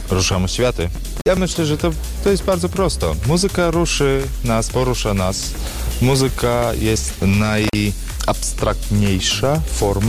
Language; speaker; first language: Polish; non-native, learner; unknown